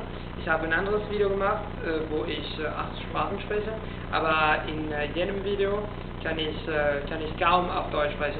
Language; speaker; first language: German; non-native, fluent; Italian